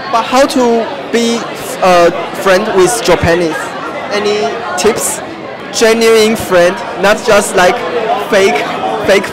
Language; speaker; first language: English; non-native, fluent; Chinese